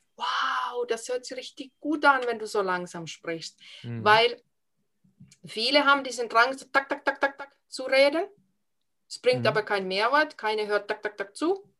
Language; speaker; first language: German; non-native, fluent; Finnish